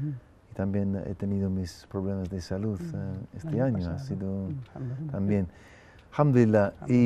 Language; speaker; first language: Spanish; non-native, fluent; English